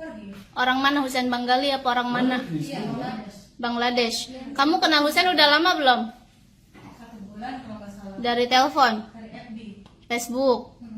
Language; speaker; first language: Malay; non-native, local second language; Sundanese